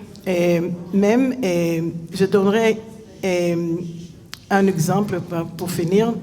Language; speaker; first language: French; non-native, fluent; Hebrew